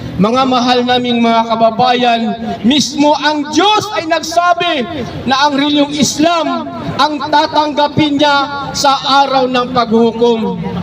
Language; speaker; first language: Filipino; non-native, local second language; Cebuano